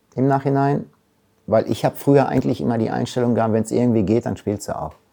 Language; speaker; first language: German; early bilingual, other home language; Polish